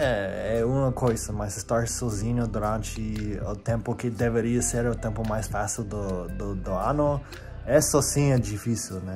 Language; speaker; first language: Portuguese; non-native, fluent; English